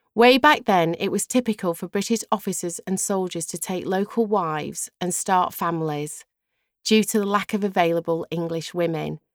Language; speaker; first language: English; native; English